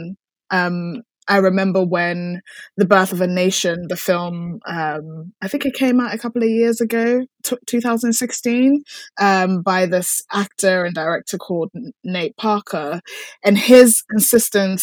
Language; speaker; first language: English; non-native, local second language; Akan